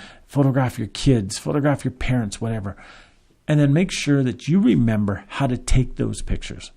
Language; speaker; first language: English; native; English